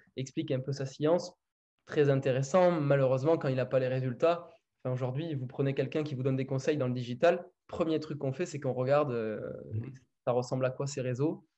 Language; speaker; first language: French; native; French